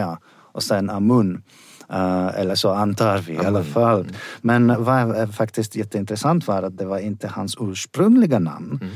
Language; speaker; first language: Swedish; non-native, fluent; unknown